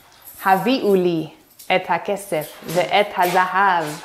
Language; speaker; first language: Hebrew; non-native, fluent; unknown